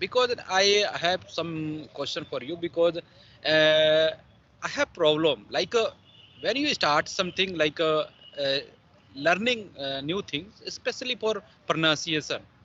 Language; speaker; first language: English; non-native, learner; Hindi